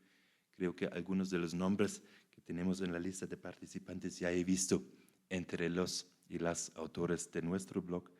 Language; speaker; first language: Spanish; non-native, fluent; German